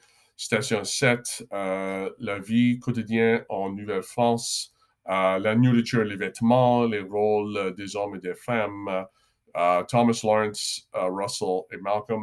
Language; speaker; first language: French; non-native, local second language; English